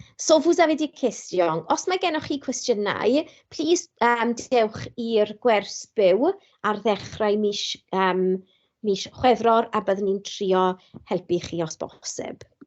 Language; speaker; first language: Welsh; non-native, local second language; English